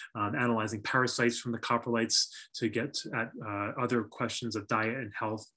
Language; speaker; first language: English; native; English